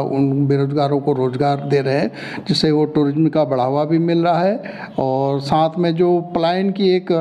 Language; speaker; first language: Hindi; native; Hindi